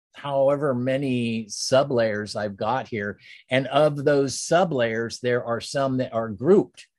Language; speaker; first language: English; native; English